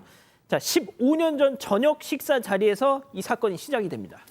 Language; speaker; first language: Korean; native; Korean